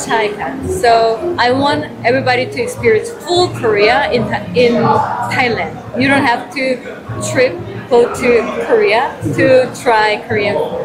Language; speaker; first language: English; non-native, fluent; Korean